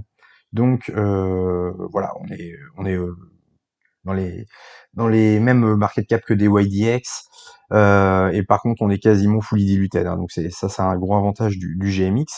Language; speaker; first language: French; native; French